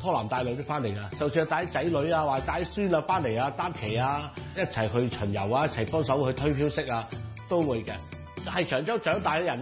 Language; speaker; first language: Cantonese; native; Cantonese